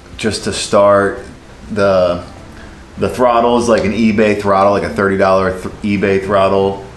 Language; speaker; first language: English; native; English